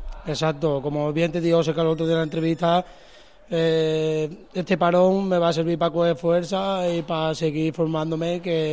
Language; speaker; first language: Spanish; native; Spanish